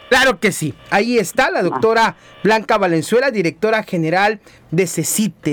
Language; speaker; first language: Spanish; native; Spanish